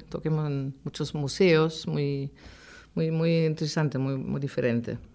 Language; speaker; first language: Spanish; non-native, fluent; German